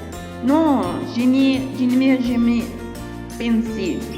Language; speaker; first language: French; non-native, learner; Spanish